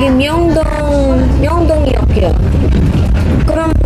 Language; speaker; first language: Korean; non-native, learner; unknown